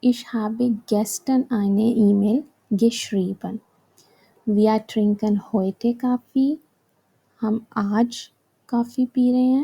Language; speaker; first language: German; non-native, fluent; Urdu